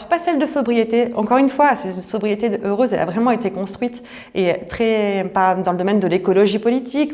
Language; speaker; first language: French; native; French